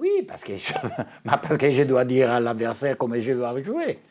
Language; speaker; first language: French; non-native, learner; Italian